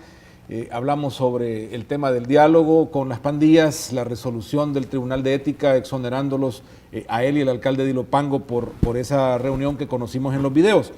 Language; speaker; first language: Spanish; native; Spanish